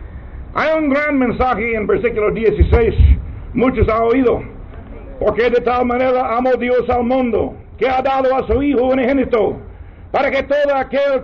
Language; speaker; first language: Spanish; non-native, learner; English